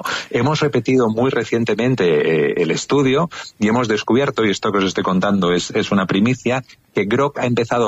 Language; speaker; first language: Spanish; native; Spanish